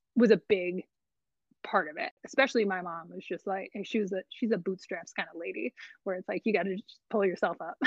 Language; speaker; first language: English; native; English